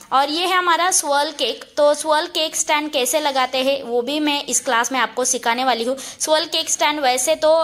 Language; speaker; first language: Hindi; non-native, local second language; Marathi